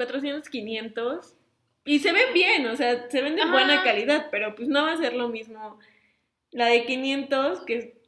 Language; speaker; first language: Spanish; native; Spanish